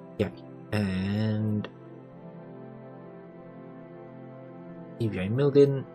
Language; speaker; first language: English; native; English